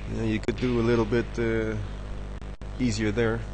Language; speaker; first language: English; non-native, fluent; Dutch